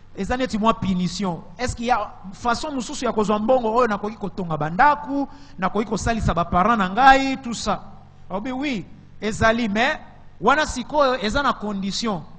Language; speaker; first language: Lingala; native; Lingala